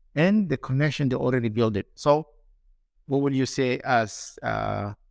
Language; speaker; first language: English; non-native, fluent; Somali